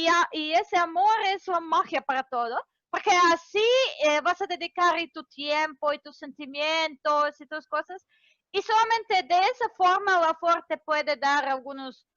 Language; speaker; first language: Spanish; non-native, fluent; Serbian